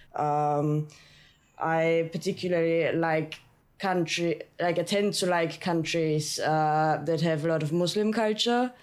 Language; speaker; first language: English; non-native, fluent; German